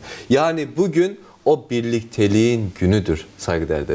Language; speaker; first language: Turkish; native; Turkish